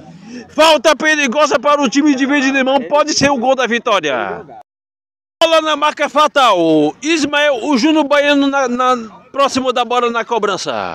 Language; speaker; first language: Portuguese; native; Portuguese